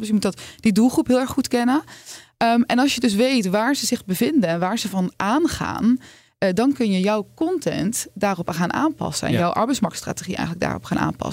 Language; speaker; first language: Dutch; native; Dutch